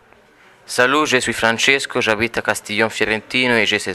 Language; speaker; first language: French; non-native, learner; Italian